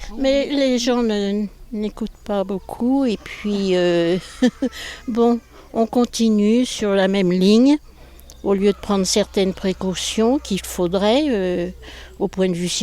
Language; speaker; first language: French; native; French